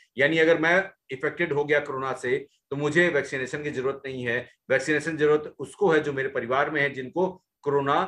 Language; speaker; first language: Hindi; native; Hindi